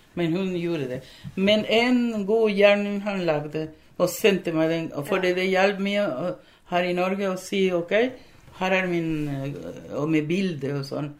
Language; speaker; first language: Norwegian; non-native, fluent; Spanish